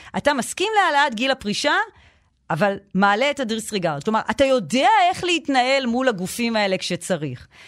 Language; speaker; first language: Hebrew; native; Hebrew